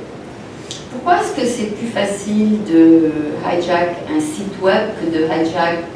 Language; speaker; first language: French; non-native, fluent; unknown